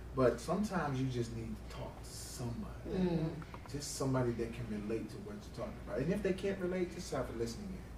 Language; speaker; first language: English; native; English